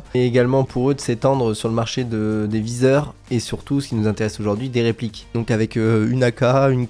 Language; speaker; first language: French; native; French